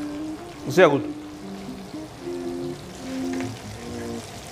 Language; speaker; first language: German; non-native, learner; Italian